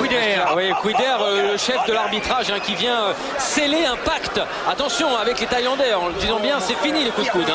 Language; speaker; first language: French; native; French